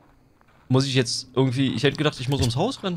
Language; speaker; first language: German; native; German